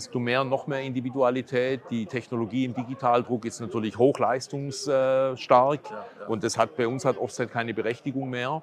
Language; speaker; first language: German; native; German